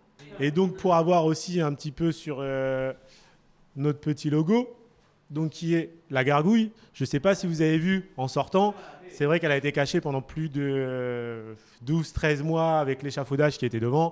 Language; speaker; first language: French; native; French